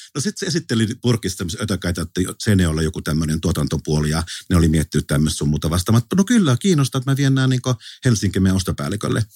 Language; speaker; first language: Finnish; native; Finnish